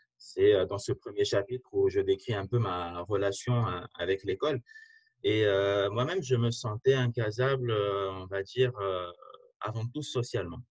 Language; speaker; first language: French; non-native, local second language; Arabic